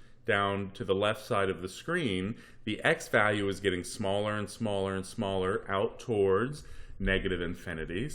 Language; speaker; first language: English; native; English